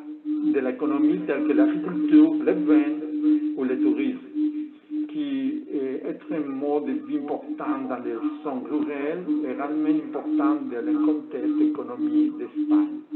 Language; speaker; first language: French; non-native, learner; Spanish